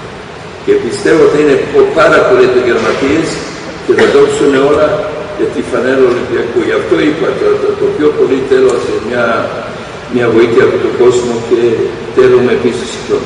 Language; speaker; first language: Greek; non-native, fluent; Serbian